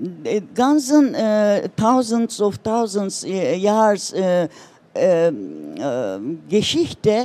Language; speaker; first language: German; non-native, learner; Turkish